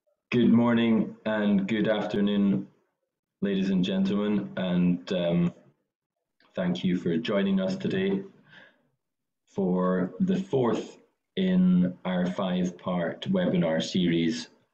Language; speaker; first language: English; native; English